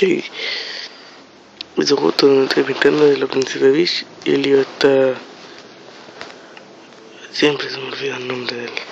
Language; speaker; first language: Spanish; native; Spanish